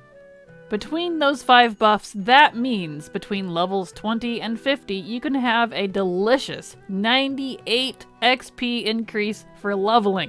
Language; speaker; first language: English; native; English